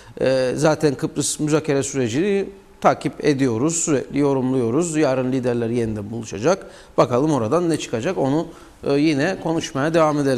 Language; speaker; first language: Turkish; native; Turkish